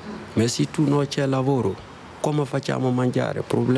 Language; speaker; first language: Italian; non-native, learner; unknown